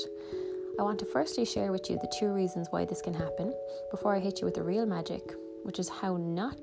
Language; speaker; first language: English; native; English